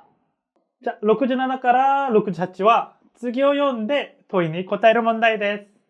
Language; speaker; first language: Japanese; non-native, fluent; Korean